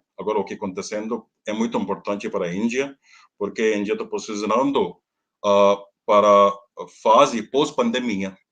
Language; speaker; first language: Portuguese; non-native, learner; Hindi